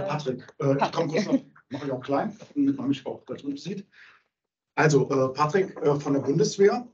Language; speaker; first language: German; native; German